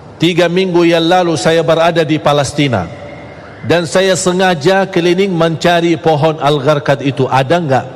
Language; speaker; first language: Malay; non-native, fluent; Arabic